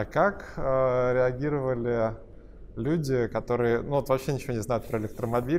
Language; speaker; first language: Russian; native; Russian